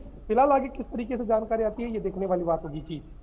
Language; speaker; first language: Hindi; native; Hindi